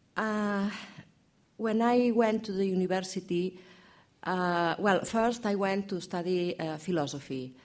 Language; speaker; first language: English; non-native, learner; Catalan